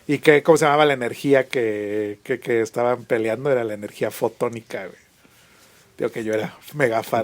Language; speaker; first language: Spanish; native; Spanish